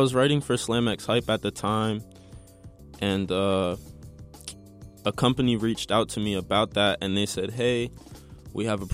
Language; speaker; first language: English; native; English